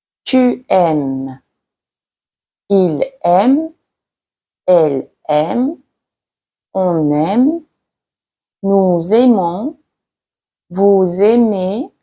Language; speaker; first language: French; non-native, fluent; Mongolian